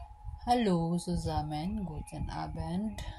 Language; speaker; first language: German; non-native, learner; Filipino